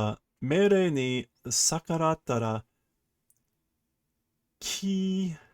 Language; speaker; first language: Japanese; non-native, learner; English